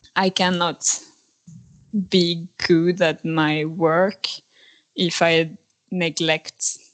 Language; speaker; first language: English; non-native, fluent; French